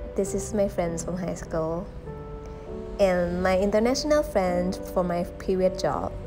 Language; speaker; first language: English; non-native, learner; Thai